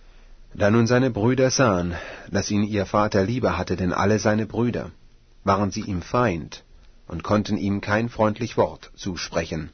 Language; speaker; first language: German; native; German